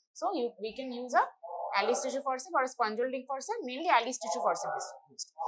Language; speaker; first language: English; non-native, local second language; Bangla